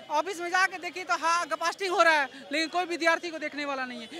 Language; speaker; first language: Hindi; native; Hindi